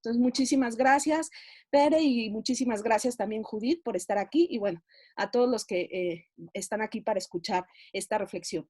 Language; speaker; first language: Spanish; native; Spanish